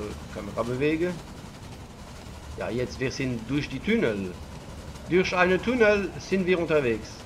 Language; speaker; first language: German; non-native, learner; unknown